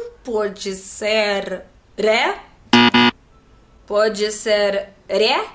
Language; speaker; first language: Portuguese; non-native, learner; Russian